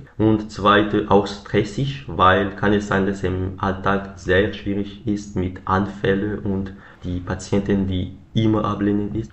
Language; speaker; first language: German; non-native, learner; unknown